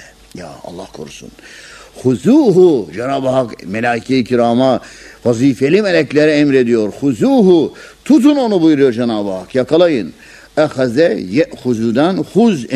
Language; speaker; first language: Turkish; native; Turkish